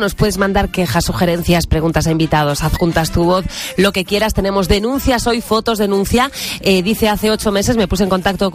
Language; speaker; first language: Spanish; native; Spanish